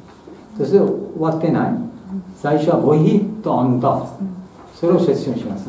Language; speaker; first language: Japanese; non-native, fluent; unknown